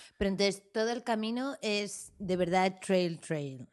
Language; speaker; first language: Spanish; native; Spanish